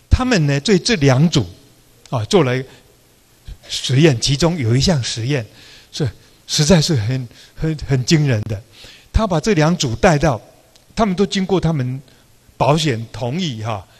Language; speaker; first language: Chinese; non-native, local second language; Min Nan Chinese